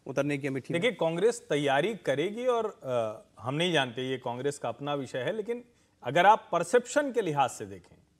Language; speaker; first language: Hindi; native; Hindi